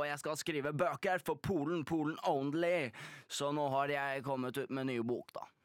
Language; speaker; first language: Norwegian; early bilingual, other home language; Polish